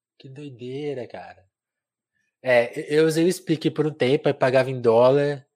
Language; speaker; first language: Portuguese; native; Portuguese